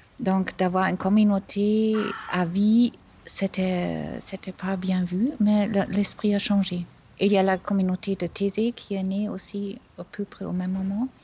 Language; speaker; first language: French; non-native, fluent; German